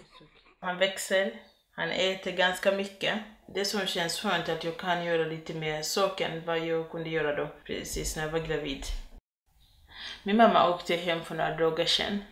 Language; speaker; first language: Swedish; non-native, fluent; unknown